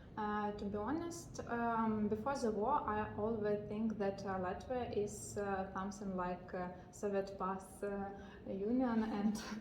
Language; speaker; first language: English; non-native, learner; Ukrainian